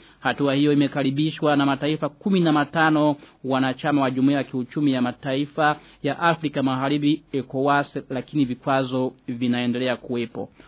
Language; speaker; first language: Swahili; non-native, local second language; Rundi